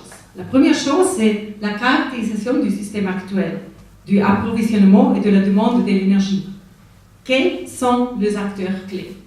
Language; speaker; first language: French; non-native, fluent; Spanish